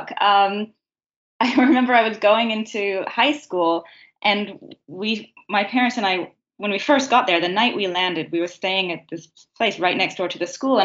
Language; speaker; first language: English; native; English